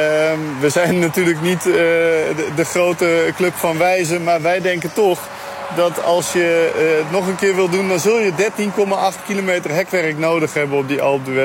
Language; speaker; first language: Dutch; native; Dutch